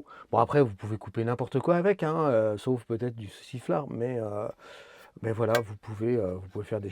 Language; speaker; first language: French; native; French